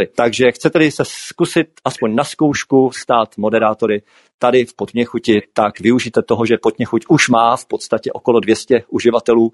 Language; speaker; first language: Czech; native; Czech